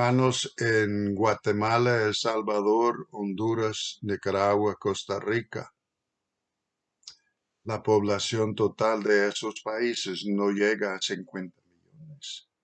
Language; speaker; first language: Spanish; non-native, fluent; English